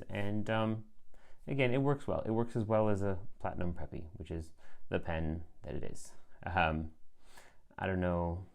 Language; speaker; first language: English; native; English